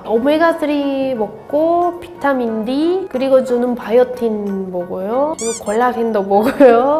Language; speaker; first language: Korean; non-native, learner; Spanish